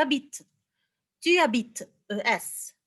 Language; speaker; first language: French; non-native, fluent; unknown